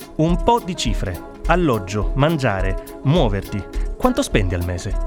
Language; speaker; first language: Italian; native; Italian